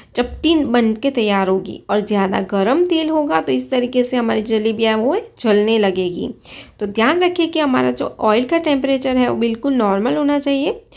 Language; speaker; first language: Hindi; non-native, local second language; Gujarati